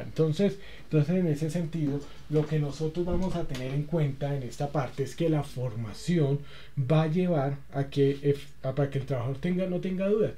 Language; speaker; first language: Spanish; native; Spanish